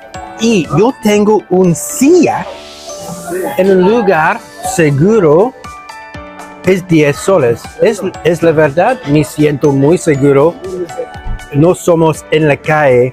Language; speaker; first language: Spanish; non-native, learner; English